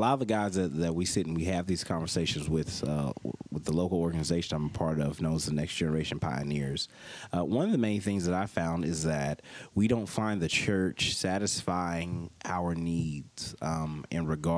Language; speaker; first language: English; native; English